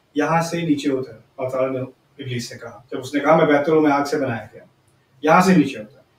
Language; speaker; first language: Urdu; early bilingual, heritage; Urdu